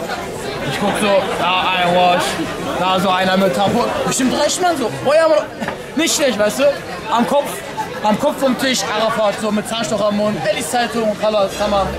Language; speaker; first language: German; native; German